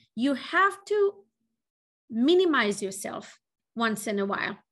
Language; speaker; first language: English; non-native, fluent; Hebrew